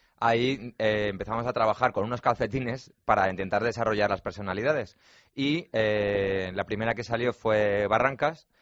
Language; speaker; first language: Spanish; native; Spanish